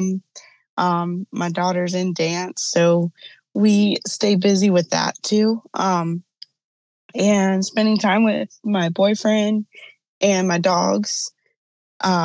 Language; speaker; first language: English; native; English